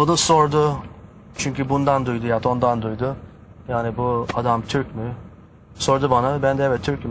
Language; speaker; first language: Turkish; early bilingual, heritage; English